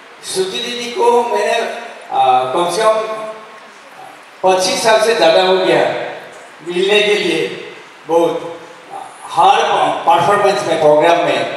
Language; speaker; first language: Hindi; non-native, local second language; Assamese